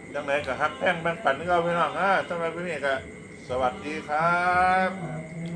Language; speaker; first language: Thai; native; Thai